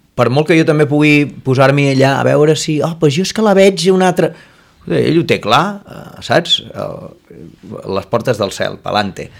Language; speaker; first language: Catalan; native; Catalan